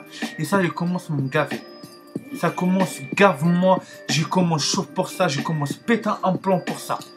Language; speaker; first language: French; non-native, learner; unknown